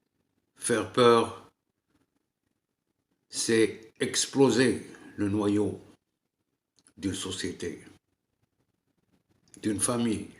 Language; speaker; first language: French; non-native, local second language; Arabic